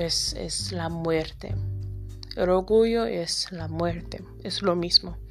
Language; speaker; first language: Spanish; non-native, learner; English